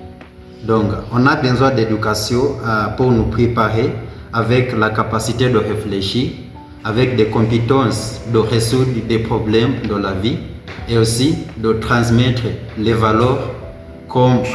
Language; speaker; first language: French; non-native, learner; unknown